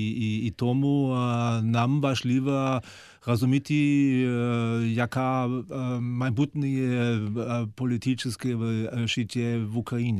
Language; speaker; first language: Ukrainian; non-native, fluent; German